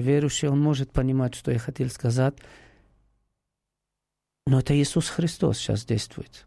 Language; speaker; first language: Russian; non-native, fluent; Arabic